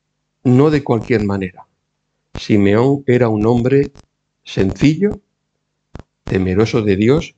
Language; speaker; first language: Spanish; native; Spanish